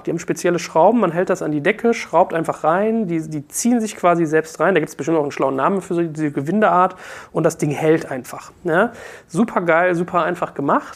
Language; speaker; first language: German; native; German